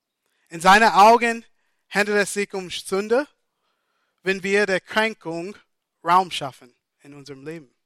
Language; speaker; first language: German; non-native, fluent; English